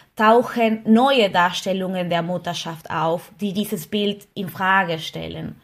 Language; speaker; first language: German; non-native, fluent; Spanish